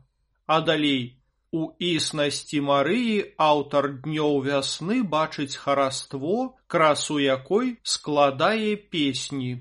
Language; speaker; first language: Belarusian; native; Belarusian